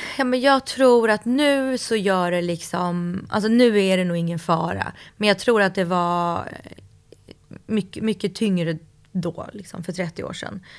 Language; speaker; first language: Swedish; early bilingual, other home language; Russian